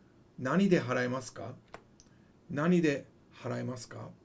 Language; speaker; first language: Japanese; non-native, fluent; English